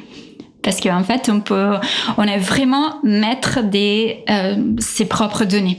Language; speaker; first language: French; non-native, fluent; Italian